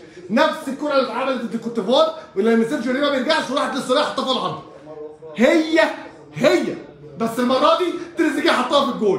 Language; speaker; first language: Arabic; native; Arabic